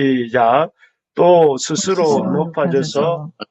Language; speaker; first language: Korean; native; Korean